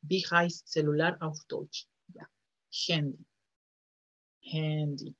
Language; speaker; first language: German; non-native, fluent; Spanish